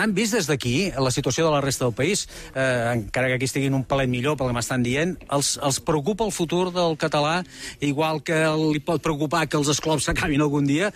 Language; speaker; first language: Catalan; native; Catalan